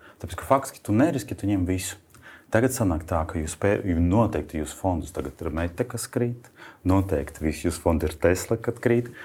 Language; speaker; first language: Latvian; non-native, local second language; Russian